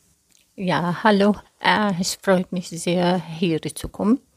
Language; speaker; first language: German; non-native, learner; Arabic